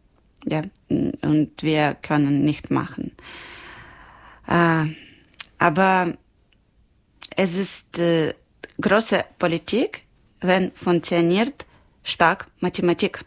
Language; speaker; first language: German; non-native, learner; Ukrainian